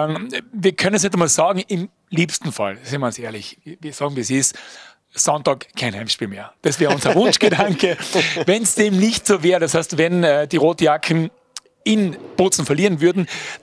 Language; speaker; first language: German; native; German